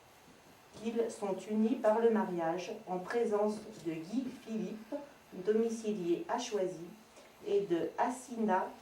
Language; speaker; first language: French; native; French